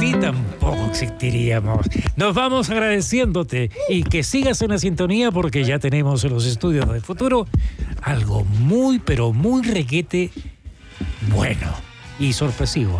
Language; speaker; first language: Spanish; native; Spanish